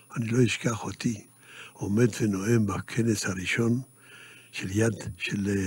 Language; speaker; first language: Hebrew; early bilingual, other home language; Yiddish